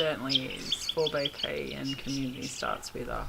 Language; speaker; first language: English; native; English